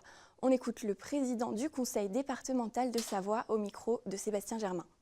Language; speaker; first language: French; native; French